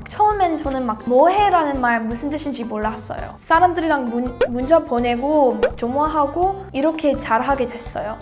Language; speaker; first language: Korean; non-native, learner; English